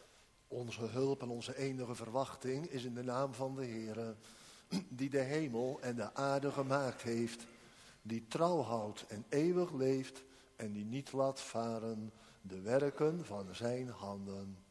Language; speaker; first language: Dutch; native; Dutch